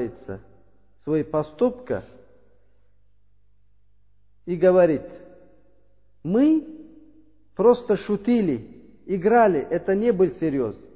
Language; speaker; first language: Russian; non-native, learner; Uzbek